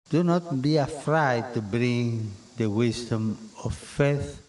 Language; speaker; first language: English; non-native, learner; Spanish